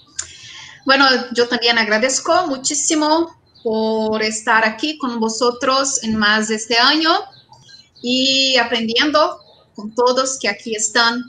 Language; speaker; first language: Spanish; non-native, fluent; Portuguese